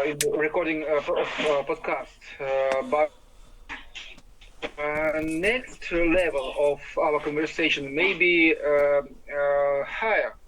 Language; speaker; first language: English; non-native, learner; Ukrainian